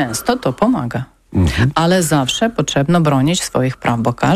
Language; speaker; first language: Polish; non-native, learner; Ukrainian